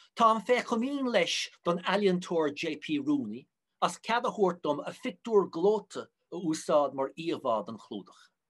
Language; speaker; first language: Irish; native; Irish